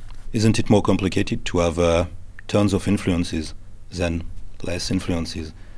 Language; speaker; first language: English; non-native, fluent; French